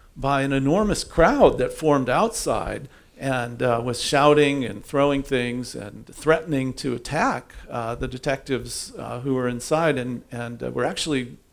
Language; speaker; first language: English; native; English